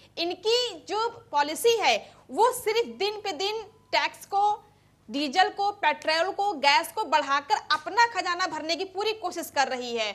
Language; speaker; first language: Hindi; native; Hindi